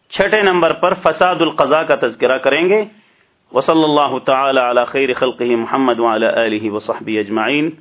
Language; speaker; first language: Urdu; native; Urdu